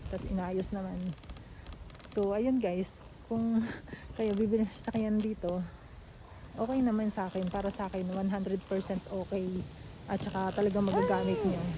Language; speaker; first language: Filipino; native; Filipino